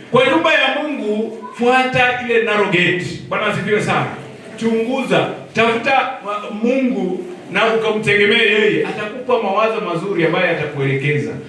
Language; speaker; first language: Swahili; non-native, local second language; Luyia